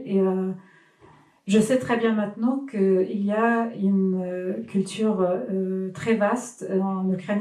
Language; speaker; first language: French; non-native, fluent; Swedish